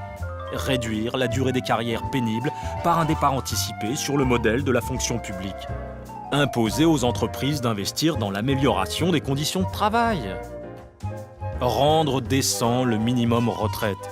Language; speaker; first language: French; native; French